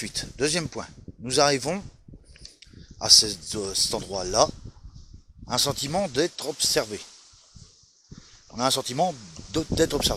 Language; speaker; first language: French; native; French